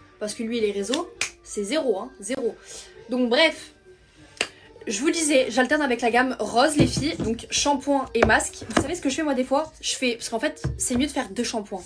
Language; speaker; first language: French; native; French